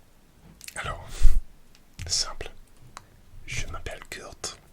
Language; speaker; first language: French; non-native, learner; English